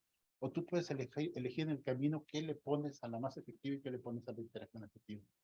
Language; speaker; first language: Spanish; native; Spanish